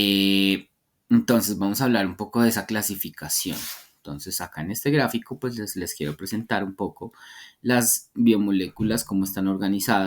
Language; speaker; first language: Spanish; native; Spanish